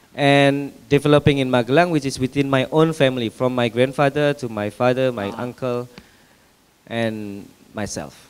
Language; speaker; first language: English; non-native, fluent; Indonesian